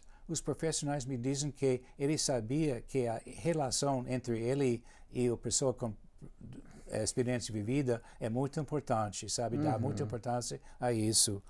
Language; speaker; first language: Portuguese; non-native, fluent; English